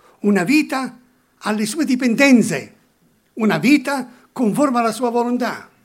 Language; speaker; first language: Italian; early bilingual, heritage; Italian